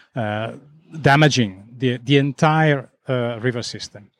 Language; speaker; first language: English; non-native, fluent; Italian